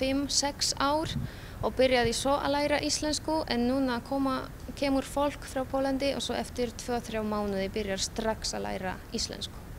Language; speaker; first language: Icelandic; non-native, fluent; Polish